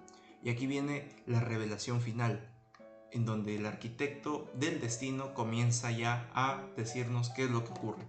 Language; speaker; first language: Spanish; native; Spanish